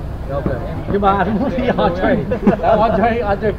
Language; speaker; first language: Vietnamese; early bilingual, heritage; Vietnamese